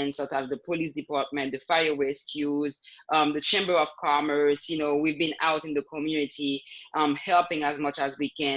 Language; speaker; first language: English; non-native, fluent; Haitian Creole